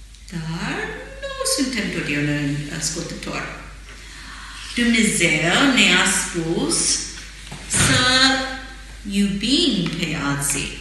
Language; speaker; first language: Romanian; non-native, fluent; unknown